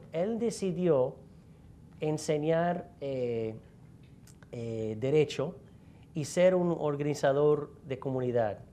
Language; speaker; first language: Spanish; non-native, fluent; English